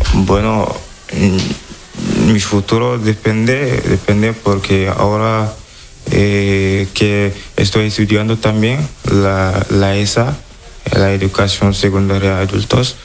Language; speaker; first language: Spanish; non-native, learner; Wolof